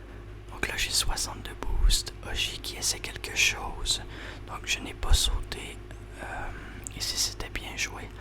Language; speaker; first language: French; native; French